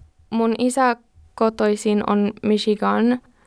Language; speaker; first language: Finnish; non-native, learner; English